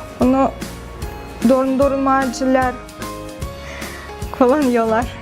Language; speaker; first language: Turkish; non-native, fluent; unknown